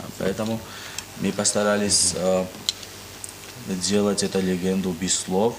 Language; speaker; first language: Russian; non-native, learner; Georgian